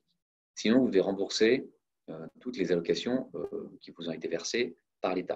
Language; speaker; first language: French; native; French